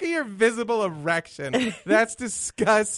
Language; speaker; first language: English; native; English